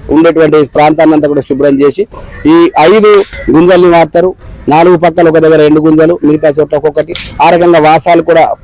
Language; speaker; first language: Telugu; native; Telugu